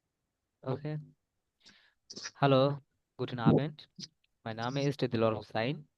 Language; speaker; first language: German; non-native, learner; Bangla